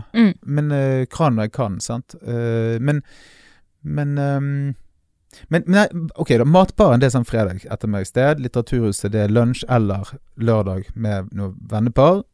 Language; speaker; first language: Norwegian; native; Norwegian